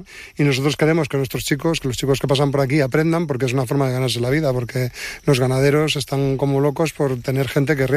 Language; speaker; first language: Spanish; native; Spanish